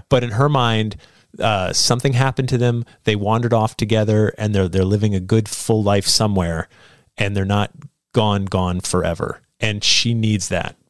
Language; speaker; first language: English; native; English